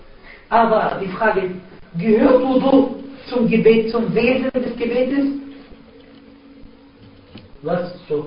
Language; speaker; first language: German; non-native, fluent; Arabic